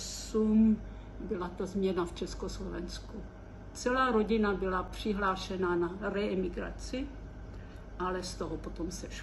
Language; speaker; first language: Czech; early bilingual, heritage; Czech